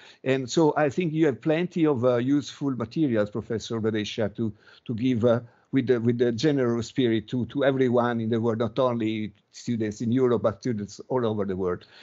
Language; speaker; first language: English; non-native, fluent; Italian